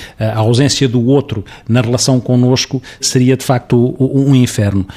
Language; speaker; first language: Portuguese; native; Portuguese